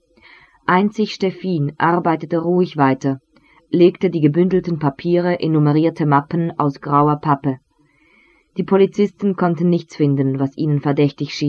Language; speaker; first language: German; native; German